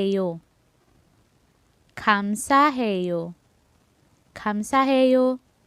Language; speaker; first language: Korean; non-native, learner; Filipino